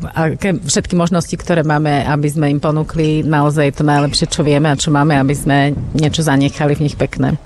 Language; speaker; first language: Slovak; native; Slovak